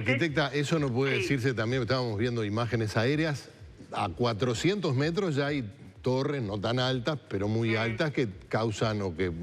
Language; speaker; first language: Spanish; native; Spanish